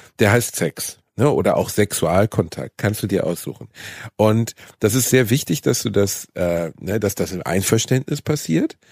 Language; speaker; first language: German; native; German